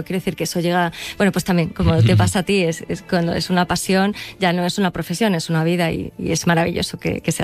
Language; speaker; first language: Spanish; native; Spanish